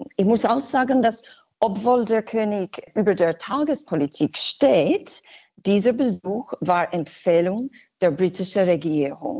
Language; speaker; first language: German; non-native, fluent; English